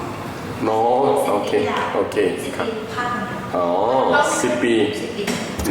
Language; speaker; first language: Thai; non-native, fluent; Korean